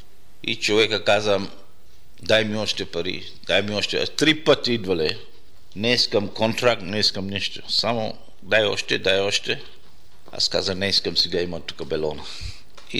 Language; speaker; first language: Bulgarian; non-native, learner; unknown